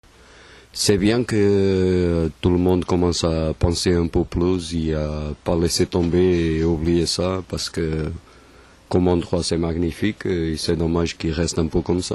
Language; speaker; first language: French; non-native, fluent; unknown